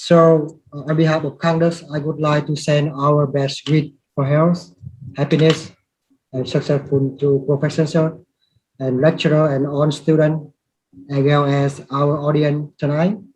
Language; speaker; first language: English; non-native, learner; Vietnamese